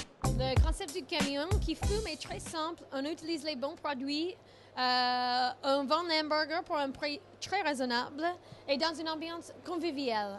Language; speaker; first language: French; non-native, fluent; English